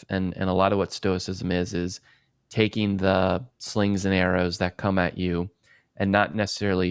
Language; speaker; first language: English; native; English